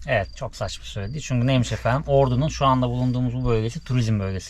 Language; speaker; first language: Turkish; native; Turkish